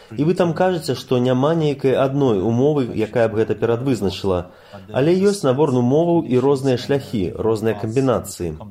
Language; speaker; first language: Belarusian; native; Belarusian